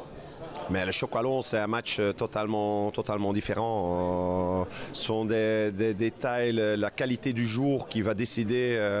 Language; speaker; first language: French; non-native, fluent; Dutch